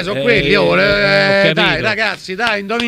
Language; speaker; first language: Italian; native; Italian